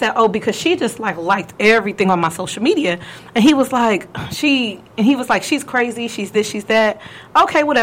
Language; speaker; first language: English; native; English